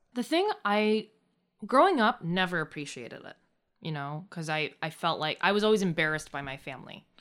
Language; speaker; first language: English; early bilingual, other home language; Russian